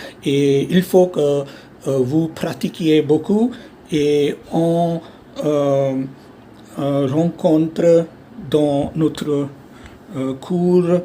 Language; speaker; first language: French; non-native, learner; Hindi